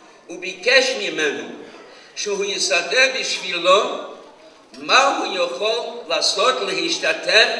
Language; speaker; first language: Hebrew; non-native, fluent; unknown